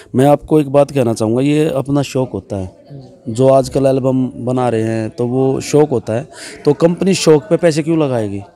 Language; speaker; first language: Hindi; native; Hindi